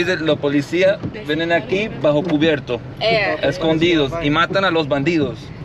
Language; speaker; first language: Spanish; non-native, learner; English